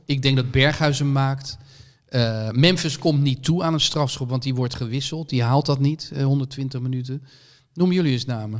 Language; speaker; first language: Dutch; native; Dutch